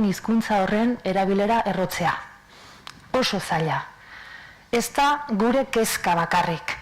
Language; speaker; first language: Basque; native; Basque